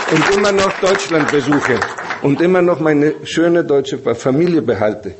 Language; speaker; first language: German; early bilingual, other home language; Spanish